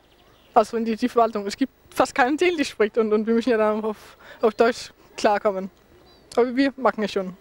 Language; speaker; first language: German; non-native, fluent; Danish